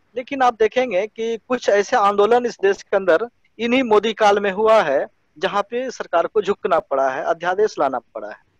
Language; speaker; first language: Hindi; native; Hindi